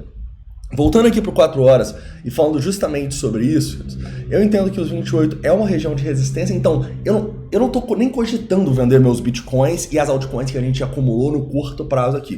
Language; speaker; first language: Portuguese; native; Portuguese